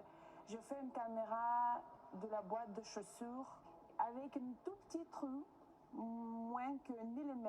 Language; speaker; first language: French; non-native, learner; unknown